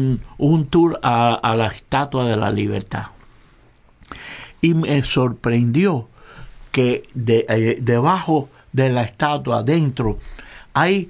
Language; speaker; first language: Spanish; native; Spanish